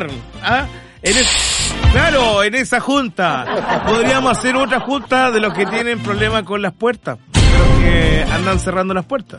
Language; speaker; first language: Spanish; native; Spanish